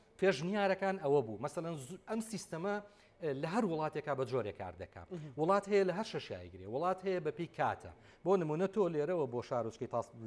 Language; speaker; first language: Central Kurdish; native; Central Kurdish